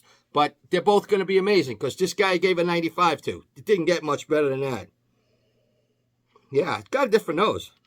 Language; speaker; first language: English; native; English